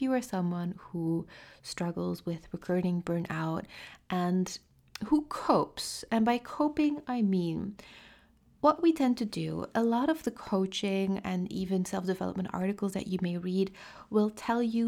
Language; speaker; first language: English; non-native, fluent; French